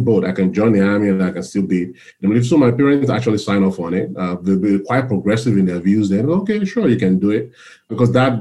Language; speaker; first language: English; non-native, local second language; Yoruba